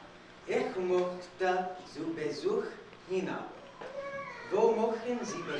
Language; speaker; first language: German; non-native, learner; English